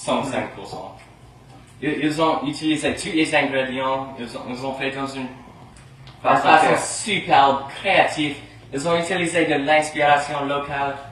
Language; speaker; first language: French; non-native, fluent; English